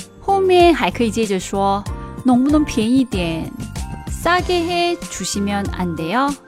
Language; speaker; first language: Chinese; non-native, fluent; Korean